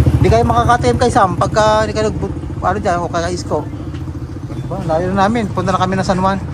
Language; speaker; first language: Filipino; native; Filipino